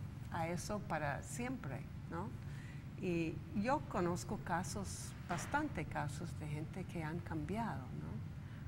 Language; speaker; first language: Spanish; non-native, fluent; English